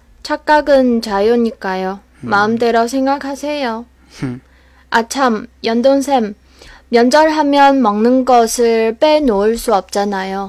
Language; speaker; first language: Korean; non-native, fluent; Chinese